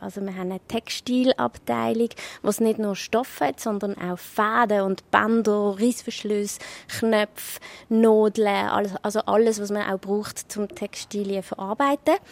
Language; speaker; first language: German; native; German